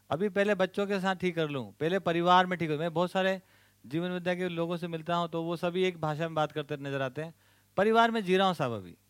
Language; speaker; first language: Hindi; native; Hindi